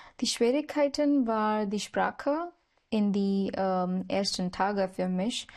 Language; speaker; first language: German; non-native, learner; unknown